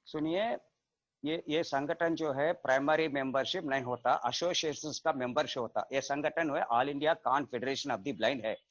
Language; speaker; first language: Hindi; non-native, local second language; Telugu